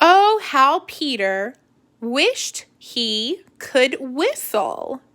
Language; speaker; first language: English; native; English